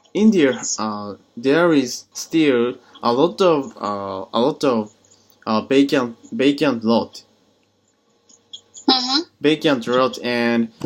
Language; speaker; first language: English; non-native, learner; Japanese